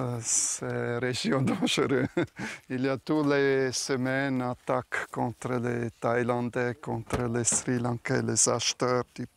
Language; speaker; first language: French; non-native, learner; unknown